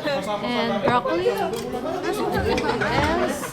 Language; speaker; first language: English; non-native, fluent; Filipino